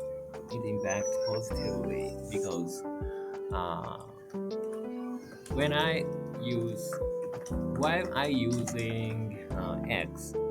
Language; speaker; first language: English; non-native, learner; Japanese